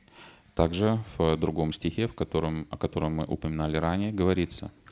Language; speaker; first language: Russian; native; Russian